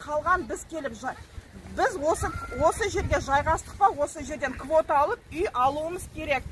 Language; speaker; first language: Kazakh; early bilingual, heritage; Kazakh